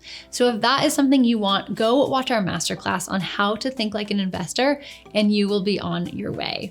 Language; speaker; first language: English; native; English